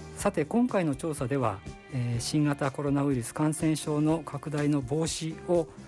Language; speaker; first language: Japanese; native; Japanese